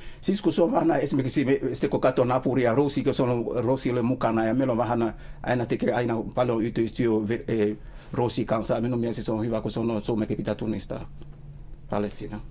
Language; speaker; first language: Finnish; non-native, learner; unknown